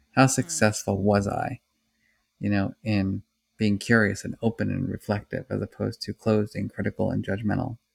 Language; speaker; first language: English; native; English